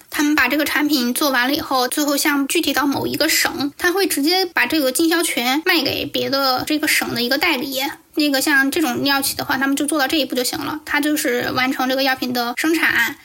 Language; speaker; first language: Chinese; native; Chinese